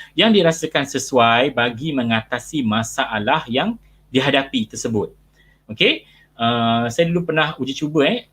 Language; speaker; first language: Malay; native; Malay